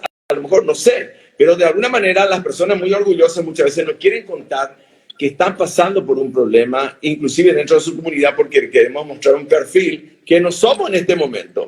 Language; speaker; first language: Spanish; native; Spanish